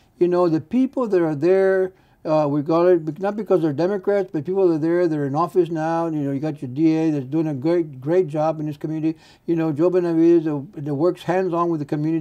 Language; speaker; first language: English; early bilingual, other home language; Spanish